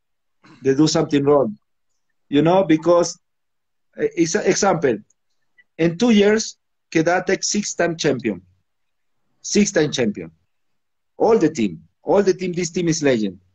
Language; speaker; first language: English; non-native, learner; Spanish